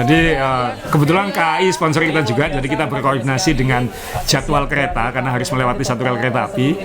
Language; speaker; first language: Indonesian; native; Indonesian